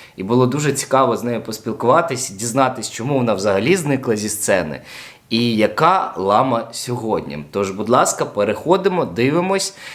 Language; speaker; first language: Ukrainian; native; Ukrainian